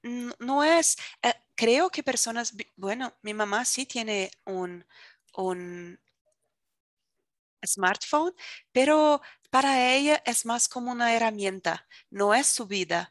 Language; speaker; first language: Spanish; non-native, fluent; Portuguese